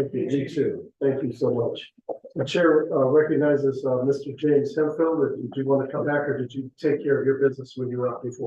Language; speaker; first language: English; native; English